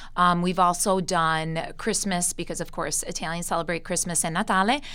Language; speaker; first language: English; early bilingual, other home language; Italian